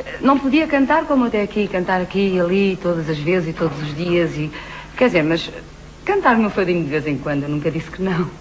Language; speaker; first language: Portuguese; native; Portuguese